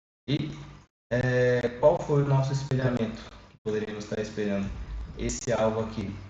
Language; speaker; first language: Portuguese; native; Portuguese